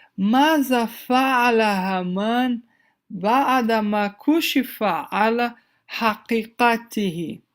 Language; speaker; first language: Arabic; non-native, fluent; Portuguese